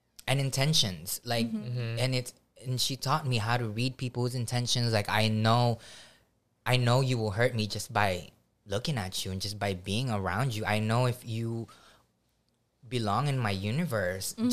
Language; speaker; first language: English; early bilingual, other home language; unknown